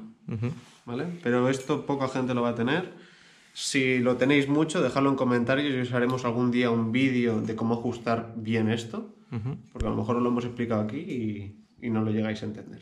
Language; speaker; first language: Spanish; native; Spanish